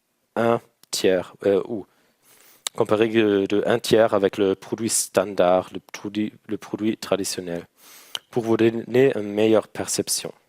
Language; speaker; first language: French; non-native, learner; German